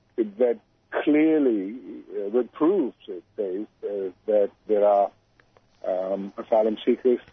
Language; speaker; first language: English; non-native, local second language; Urdu